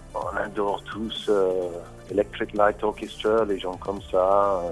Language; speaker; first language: French; non-native, fluent; English